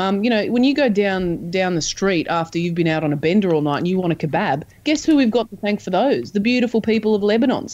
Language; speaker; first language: English; non-native, local second language; Croatian